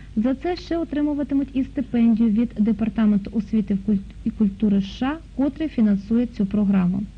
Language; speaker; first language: Ukrainian; native; Ukrainian